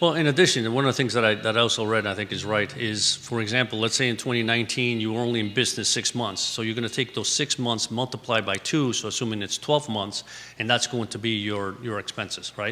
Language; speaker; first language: English; early bilingual, other home language; Spanish